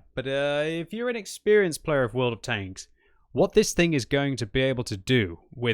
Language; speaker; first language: English; native; English